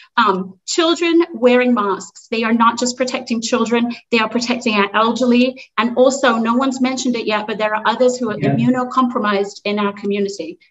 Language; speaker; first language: English; native; English